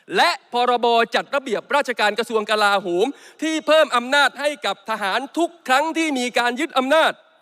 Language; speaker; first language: Thai; native; Thai